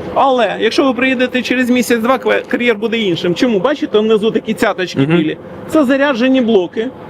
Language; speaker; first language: Ukrainian; native; Ukrainian